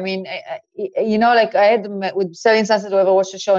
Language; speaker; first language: English; non-native, fluent; Hebrew